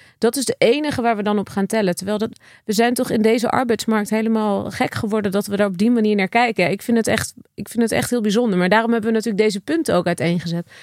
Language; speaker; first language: Dutch; native; Dutch